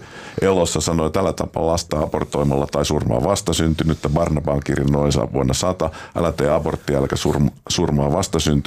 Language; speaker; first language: Finnish; native; Finnish